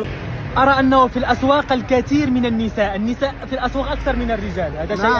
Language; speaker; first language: Arabic; native; Arabic